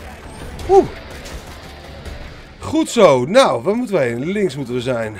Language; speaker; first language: Dutch; native; Dutch